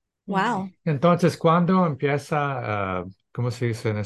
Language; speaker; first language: Spanish; early bilingual, heritage; English